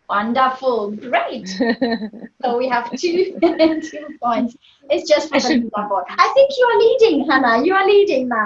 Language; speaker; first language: English; non-native, fluent; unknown